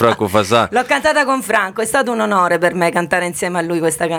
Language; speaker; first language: Italian; native; Italian